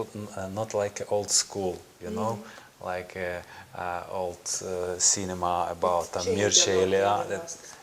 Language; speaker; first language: English; non-native, learner; Ukrainian